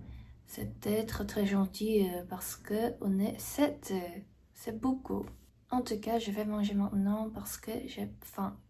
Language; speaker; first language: French; non-native, fluent; Korean